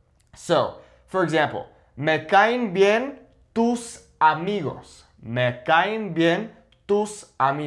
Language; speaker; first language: Spanish; non-native, fluent; English